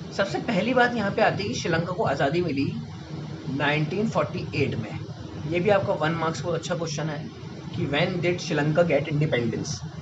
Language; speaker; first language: Hindi; native; Hindi